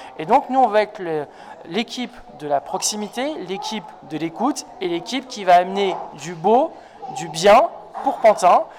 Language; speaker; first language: French; native; French